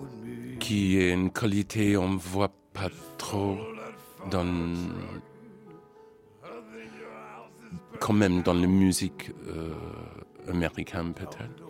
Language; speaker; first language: French; non-native, fluent; English